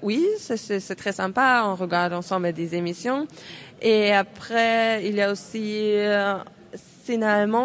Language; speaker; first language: French; non-native, fluent; German